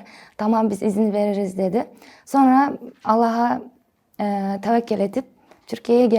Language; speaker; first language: Turkish; non-native, learner; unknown